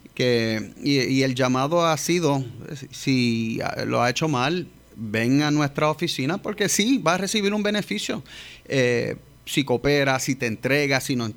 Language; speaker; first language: Spanish; early bilingual, heritage; English